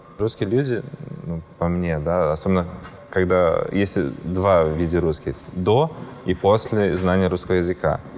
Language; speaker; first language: Russian; non-native, fluent; Portuguese